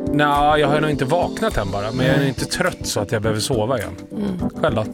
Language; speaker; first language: Swedish; native; Swedish